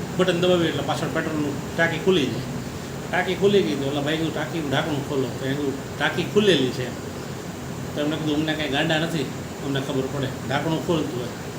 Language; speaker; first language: Gujarati; non-native, local second language; Sindhi